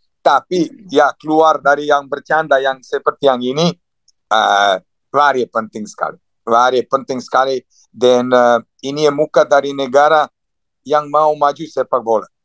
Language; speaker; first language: Indonesian; non-native, fluent; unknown